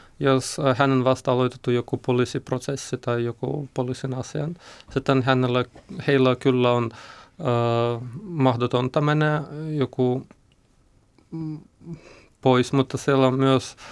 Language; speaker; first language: Finnish; non-native, learner; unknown